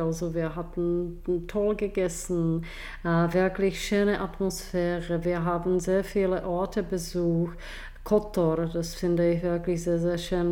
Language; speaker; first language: German; non-native, fluent; Czech